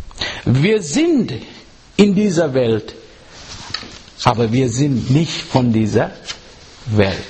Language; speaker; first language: German; non-native, learner; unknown